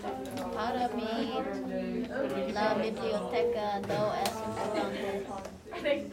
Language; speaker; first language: Spanish; non-native, learner; English